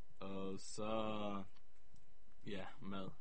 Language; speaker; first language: Danish; early bilingual, heritage; Hebrew